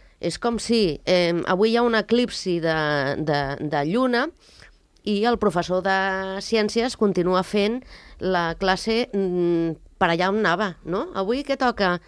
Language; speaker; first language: Catalan; native; Catalan